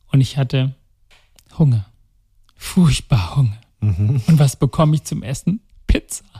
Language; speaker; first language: German; non-native, local second language; Tamil